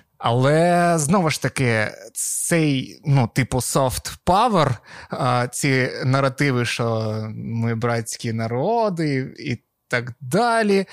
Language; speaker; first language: Ukrainian; non-native, local second language; Russian